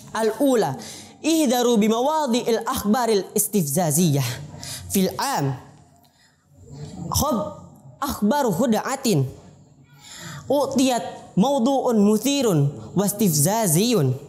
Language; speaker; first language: Arabic; non-native, learner; Indonesian